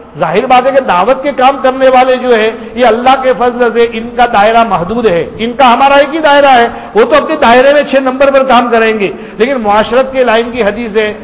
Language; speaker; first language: Urdu; non-native, local second language; Gujarati